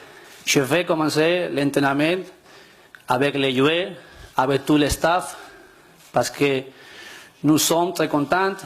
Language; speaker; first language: French; non-native, learner; Spanish